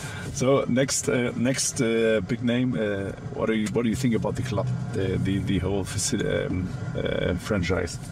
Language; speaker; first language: English; non-native, fluent; German